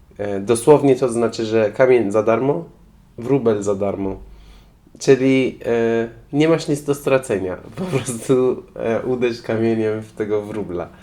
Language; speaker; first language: Polish; non-native, fluent; Persian